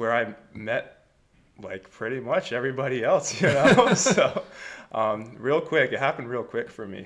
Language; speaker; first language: English; native; English